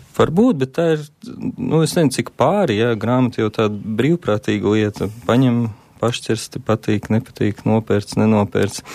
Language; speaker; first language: Latvian; non-native, local second language; Russian